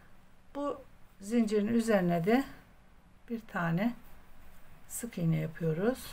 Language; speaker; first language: Turkish; native; Turkish